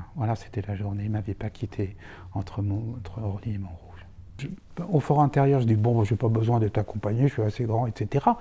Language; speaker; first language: French; native; French